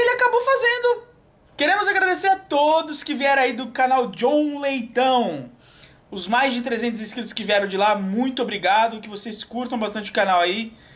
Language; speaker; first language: Portuguese; native; Portuguese